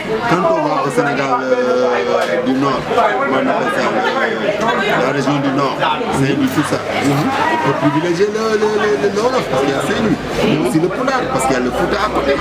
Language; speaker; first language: French; non-native, local second language; Wolof